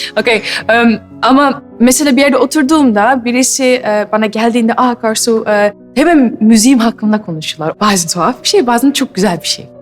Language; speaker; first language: Turkish; early bilingual, heritage; Turkish